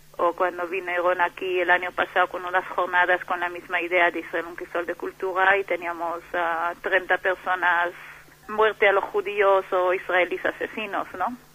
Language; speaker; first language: Spanish; non-native, fluent; Hebrew